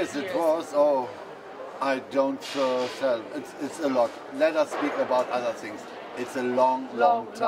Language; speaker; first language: English; non-native, fluent; German